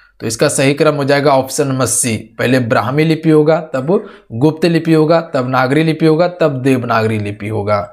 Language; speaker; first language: Hindi; native; Hindi